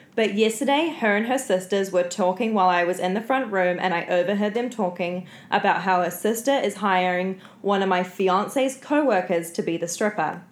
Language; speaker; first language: English; native; English